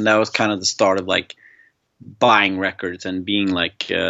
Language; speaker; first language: English; non-native, fluent; Swedish